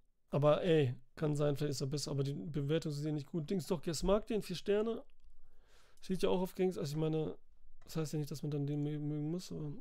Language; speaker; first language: German; native; German